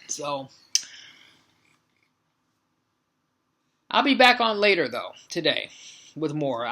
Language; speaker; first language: English; native; English